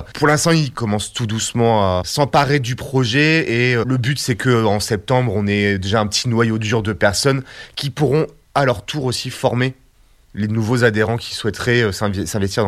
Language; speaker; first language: French; native; French